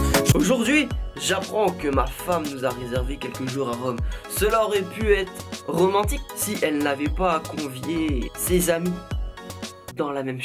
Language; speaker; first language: French; native; French